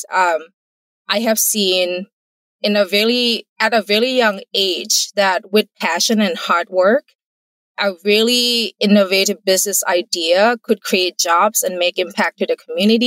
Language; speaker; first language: English; non-native, fluent; Thai